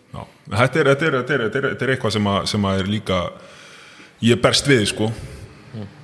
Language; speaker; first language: Icelandic; early bilingual, other home language; Russian